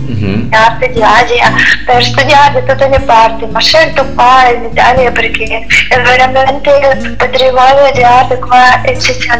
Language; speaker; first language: Italian; non-native, learner; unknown